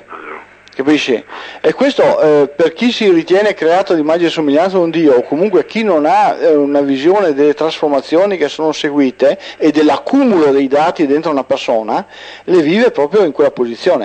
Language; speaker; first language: Italian; native; Italian